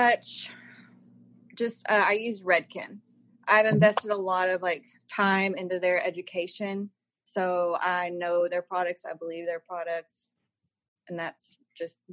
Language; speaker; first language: English; native; English